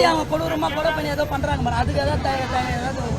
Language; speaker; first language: Tamil; native; Tamil